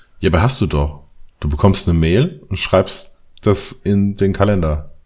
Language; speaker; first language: German; native; German